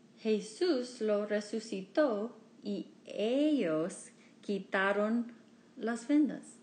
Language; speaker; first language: Spanish; non-native, learner; English